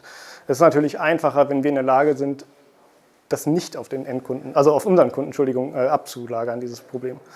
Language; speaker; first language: German; native; German